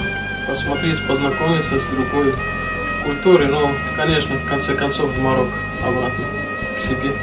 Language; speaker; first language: Russian; non-native, learner; Arabic